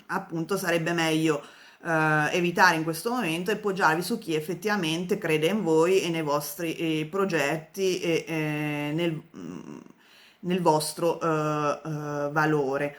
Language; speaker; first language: Italian; native; Italian